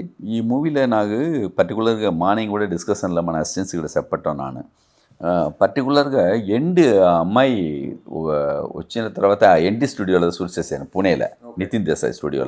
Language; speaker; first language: Telugu; non-native, learner; Tamil